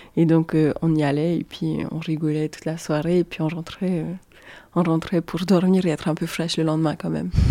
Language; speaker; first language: French; native; French